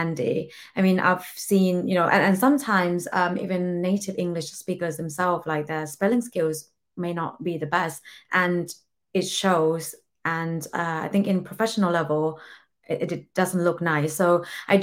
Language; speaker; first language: English; non-native, fluent; Thai